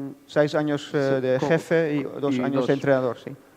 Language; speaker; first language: Spanish; non-native, fluent; Dutch